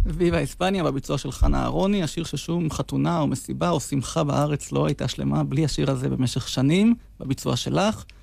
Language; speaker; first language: Hebrew; native; Hebrew